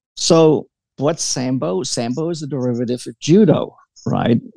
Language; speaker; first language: English; early bilingual, other home language; German